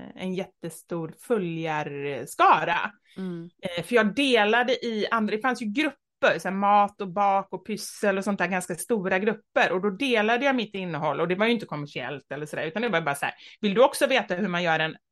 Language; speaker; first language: Swedish; native; Swedish